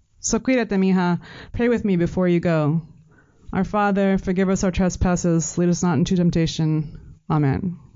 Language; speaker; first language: English; native; English